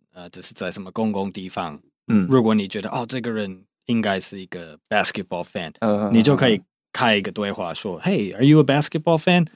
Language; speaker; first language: Chinese; non-native, fluent; English